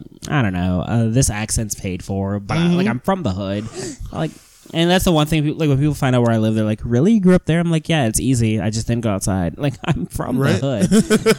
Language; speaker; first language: English; native; English